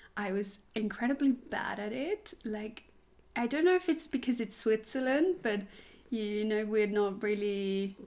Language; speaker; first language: English; non-native, fluent; Swiss German